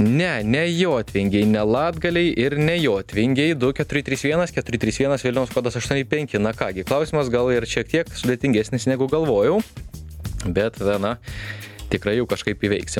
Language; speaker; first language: Lithuanian; native; Lithuanian